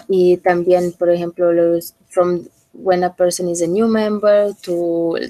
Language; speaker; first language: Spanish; non-native, learner; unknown